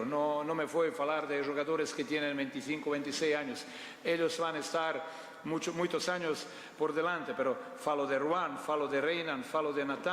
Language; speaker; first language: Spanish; non-native, fluent; Portuguese